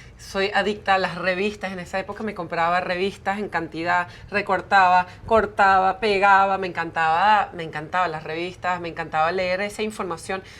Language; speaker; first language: Spanish; early bilingual, heritage; Spanish